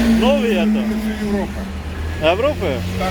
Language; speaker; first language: Russian; non-native, learner; Turkish